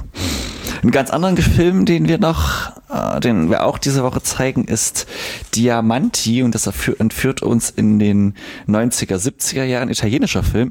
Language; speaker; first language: German; native; German